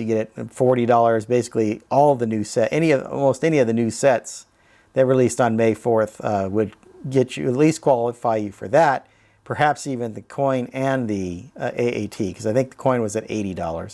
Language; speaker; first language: English; native; English